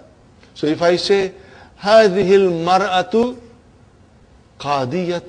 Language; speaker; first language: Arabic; non-native, fluent; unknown